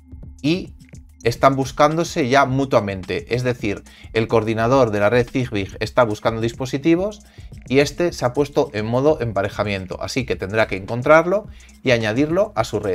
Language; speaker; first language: Spanish; native; Spanish